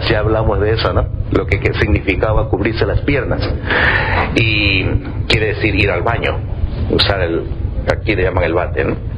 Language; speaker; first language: Spanish; native; Spanish